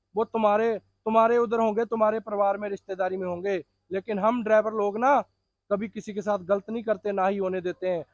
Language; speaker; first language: Hindi; non-native, local second language; Punjabi